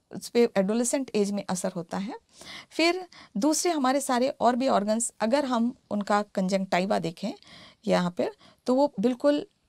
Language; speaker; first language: Hindi; native; Hindi